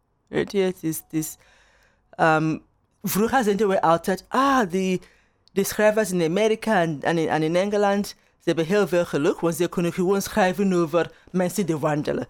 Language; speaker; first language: Dutch; non-native, fluent; Igbo